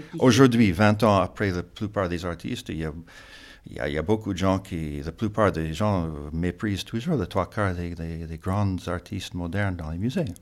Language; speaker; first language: French; non-native, fluent; English